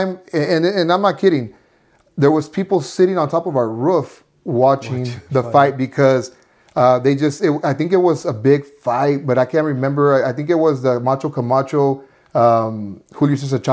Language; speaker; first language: English; early bilingual, other home language; Spanish